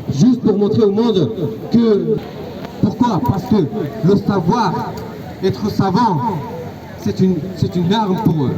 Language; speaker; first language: French; non-native, fluent; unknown